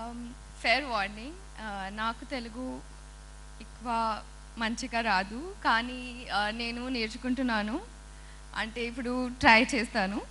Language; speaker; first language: Telugu; non-native, learner; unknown